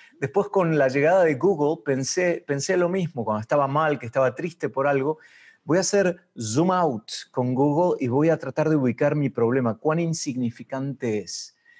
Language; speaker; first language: Spanish; native; Spanish